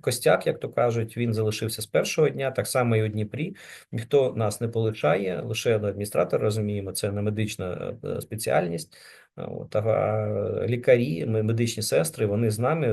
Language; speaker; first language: Ukrainian; native; Ukrainian